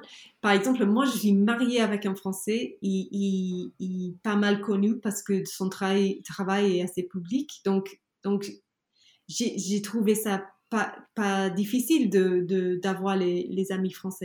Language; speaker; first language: French; non-native, learner; English